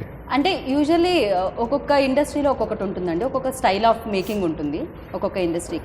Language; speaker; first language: Telugu; native; Telugu